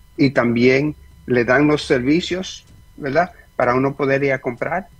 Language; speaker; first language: Spanish; early bilingual, heritage; Spanish